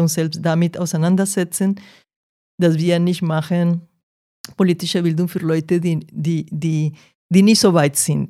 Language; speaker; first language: German; non-native, fluent; Portuguese